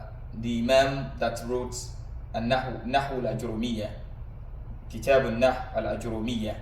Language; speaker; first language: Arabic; non-native, fluent; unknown